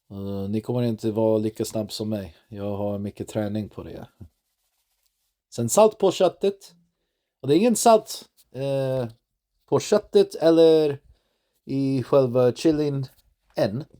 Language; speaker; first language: Swedish; non-native, learner; English